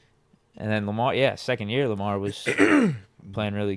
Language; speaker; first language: English; native; English